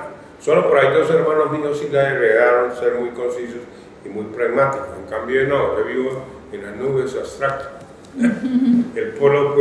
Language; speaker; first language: Spanish; native; Spanish